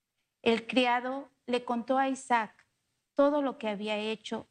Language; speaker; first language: Spanish; native; Spanish